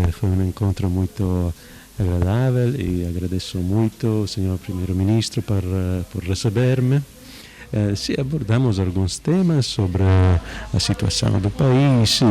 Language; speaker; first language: Portuguese; non-native, fluent; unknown